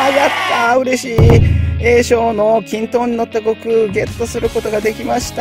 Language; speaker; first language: Japanese; native; Japanese